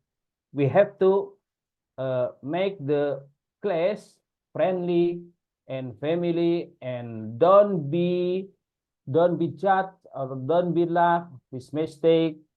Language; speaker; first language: English; non-native, learner; Indonesian